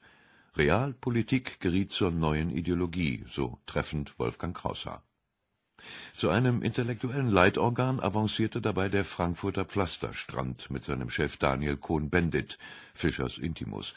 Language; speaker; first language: German; native; German